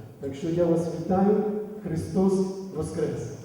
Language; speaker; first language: Ukrainian; non-native, local second language; Russian